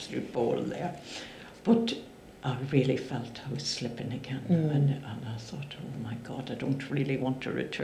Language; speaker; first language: English; native; English